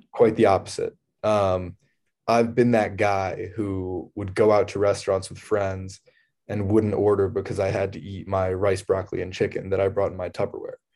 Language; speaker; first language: English; native; English